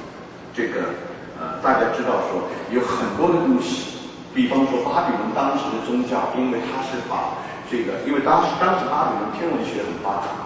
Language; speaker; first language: Chinese; native; Chinese